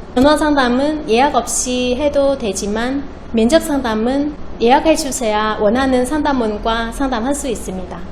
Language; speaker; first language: Korean; non-native, fluent; Vietnamese